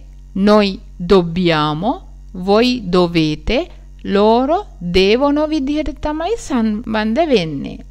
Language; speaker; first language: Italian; non-native, fluent; Sinhala